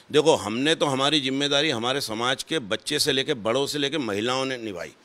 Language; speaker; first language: Hindi; native; Hindi